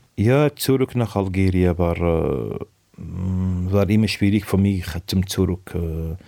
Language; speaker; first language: German; non-native, learner; Arabic